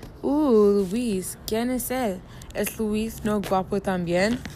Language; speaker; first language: Spanish; non-native, learner; English